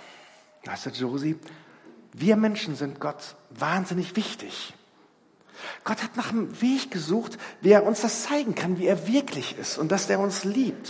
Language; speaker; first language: German; native; German